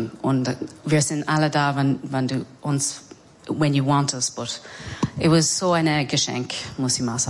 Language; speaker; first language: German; non-native, fluent; English